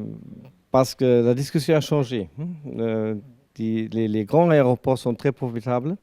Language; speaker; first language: French; non-native, learner; German